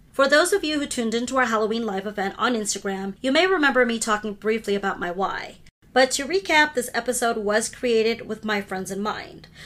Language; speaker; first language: English; early bilingual, other home language; Hindi